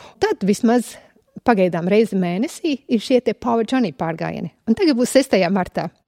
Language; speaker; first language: Latvian; native; Latvian